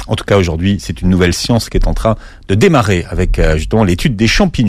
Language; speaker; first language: French; native; French